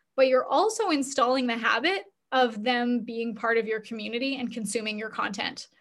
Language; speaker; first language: English; native; English